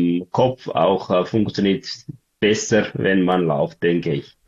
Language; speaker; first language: German; non-native, learner; Tigrinya